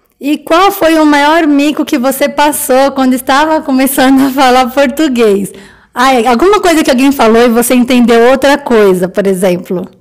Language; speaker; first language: Portuguese; native; Portuguese